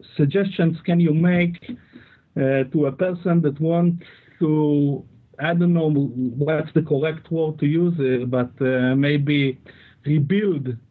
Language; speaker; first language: English; non-native, fluent; Hebrew